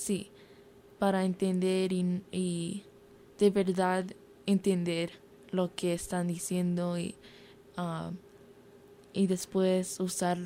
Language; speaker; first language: Spanish; early bilingual, heritage; Spanish